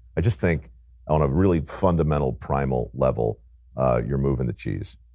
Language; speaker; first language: English; native; English